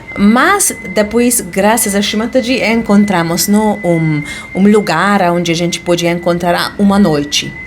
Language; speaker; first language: Portuguese; non-native, fluent; Hungarian